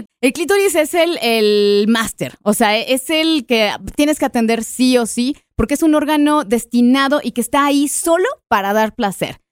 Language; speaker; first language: Spanish; native; Spanish